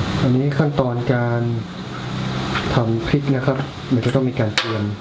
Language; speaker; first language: Thai; native; Thai